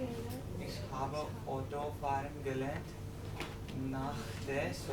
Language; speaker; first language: German; non-native, learner; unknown